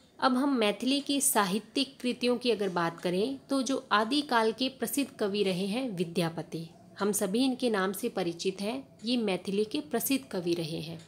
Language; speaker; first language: Hindi; native; Hindi